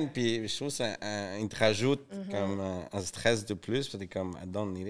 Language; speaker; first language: French; native; French